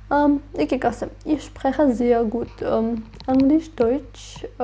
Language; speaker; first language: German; non-native, fluent; Armenian